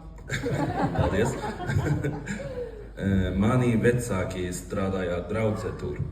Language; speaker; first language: Latvian; early bilingual, heritage; Swedish